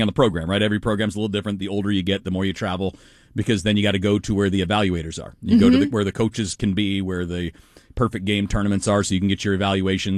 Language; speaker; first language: English; native; English